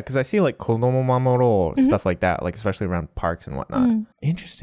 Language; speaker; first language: English; native; English